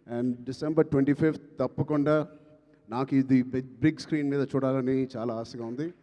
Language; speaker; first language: Telugu; native; Telugu